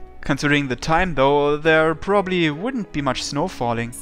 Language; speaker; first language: English; native; English